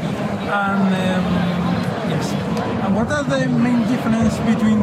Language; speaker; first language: English; non-native, learner; Spanish